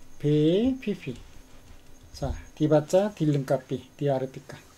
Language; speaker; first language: Korean; native; Korean